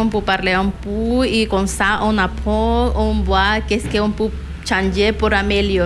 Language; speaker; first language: French; non-native, learner; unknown